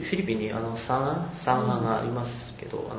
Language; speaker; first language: Japanese; non-native, learner; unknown